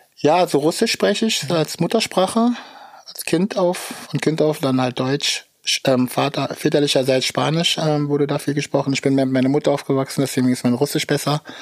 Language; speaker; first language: German; early bilingual, other home language; Russian